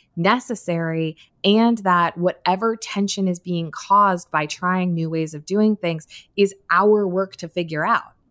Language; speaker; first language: English; native; English